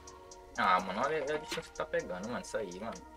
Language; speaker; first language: Portuguese; native; Portuguese